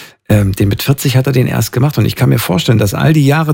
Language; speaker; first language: German; native; German